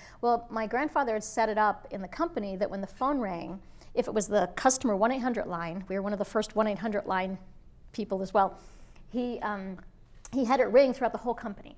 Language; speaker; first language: English; native; English